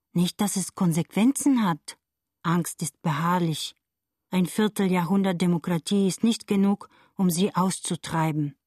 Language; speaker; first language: German; non-native, fluent; Bulgarian